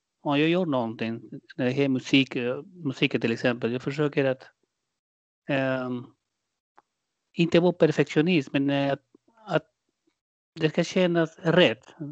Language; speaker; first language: Swedish; non-native, fluent; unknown